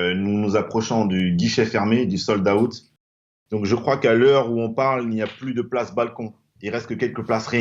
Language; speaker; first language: French; native; French